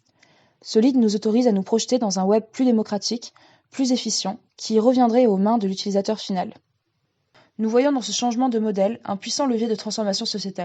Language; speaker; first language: French; native; French